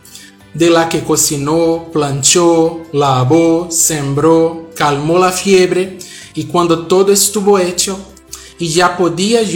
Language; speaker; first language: Spanish; non-native, fluent; Portuguese